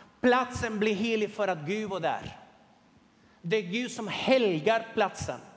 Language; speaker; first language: Swedish; non-native, fluent; Spanish